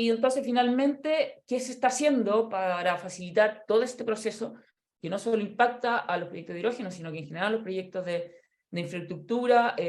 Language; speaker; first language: Spanish; native; Spanish